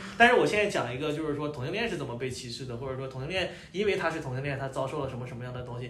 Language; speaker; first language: Chinese; native; Chinese